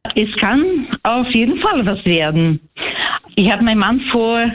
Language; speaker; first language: German; early bilingual, heritage; Portuguese